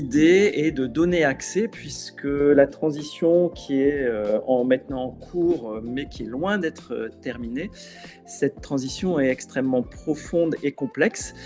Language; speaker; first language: French; native; French